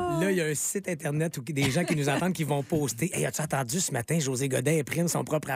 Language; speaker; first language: French; native; French